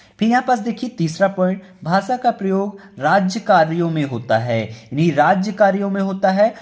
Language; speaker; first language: Hindi; native; Hindi